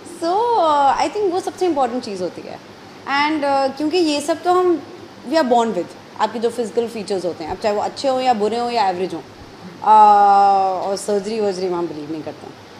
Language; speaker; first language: Hindi; native; Hindi